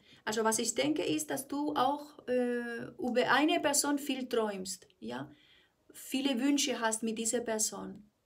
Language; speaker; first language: German; non-native, fluent; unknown